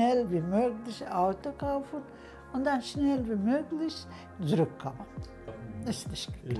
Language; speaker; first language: German; non-native, learner; Turkish